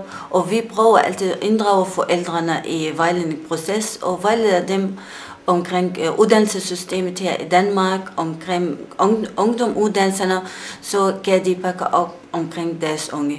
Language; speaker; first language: Danish; non-native, fluent; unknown